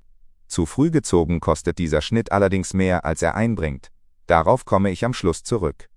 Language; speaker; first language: German; native; German